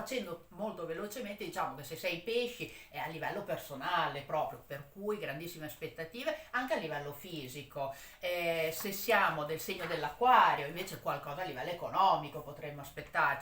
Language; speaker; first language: Italian; native; Italian